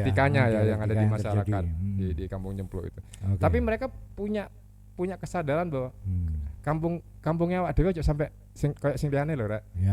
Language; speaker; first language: Indonesian; non-native, local second language; Javanese